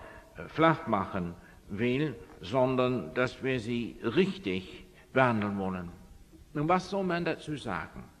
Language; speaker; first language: German; non-native, fluent; English